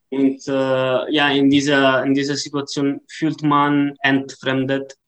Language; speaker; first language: German; non-native, learner; Italian